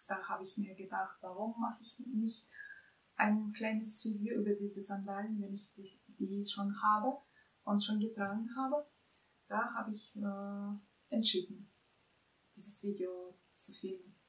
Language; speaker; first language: German; non-native, fluent; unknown